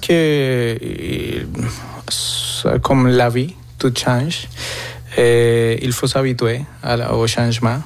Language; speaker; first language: French; non-native, fluent; Spanish